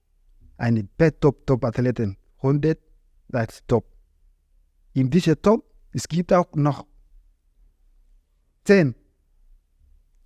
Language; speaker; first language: German; non-native, learner; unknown